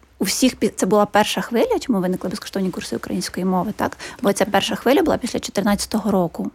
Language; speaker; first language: Ukrainian; native; Ukrainian